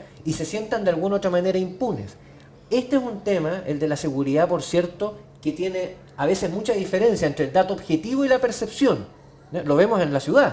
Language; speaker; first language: Spanish; native; Spanish